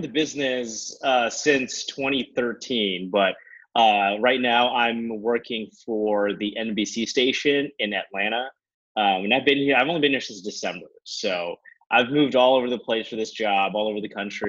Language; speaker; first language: English; native; English